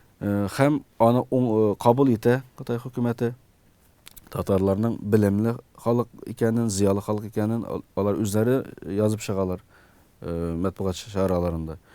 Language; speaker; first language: Tatar; early bilingual, heritage; Tatar